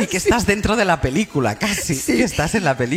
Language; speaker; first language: Spanish; native; Spanish